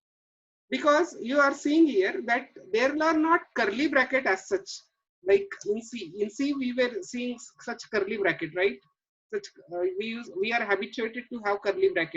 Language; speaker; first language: English; non-native, local second language; Marathi